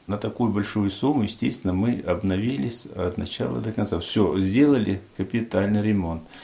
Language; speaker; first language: Russian; non-native, local second language; Tajik